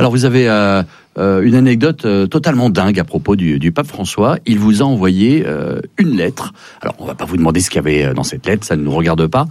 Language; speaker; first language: French; native; French